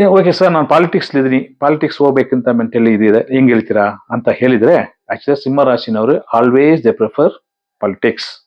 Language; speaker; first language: Kannada; non-native, local second language; Tamil